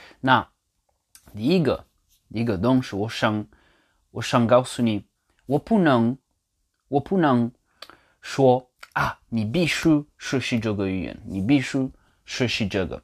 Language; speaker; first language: Chinese; non-native, learner; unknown